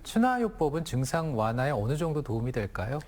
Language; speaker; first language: Korean; native; Korean